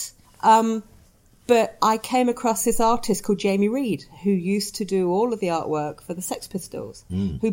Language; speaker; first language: English; native; English